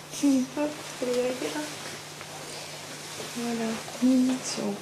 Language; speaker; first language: French; native; French